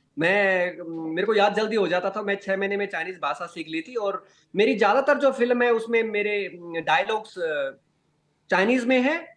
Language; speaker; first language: Hindi; non-native, local second language; Garhwali